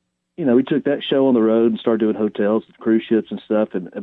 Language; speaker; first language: English; native; English